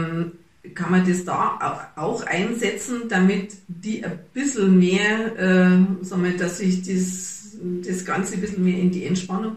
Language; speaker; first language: German; native; German